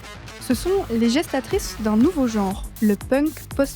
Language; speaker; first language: French; native; French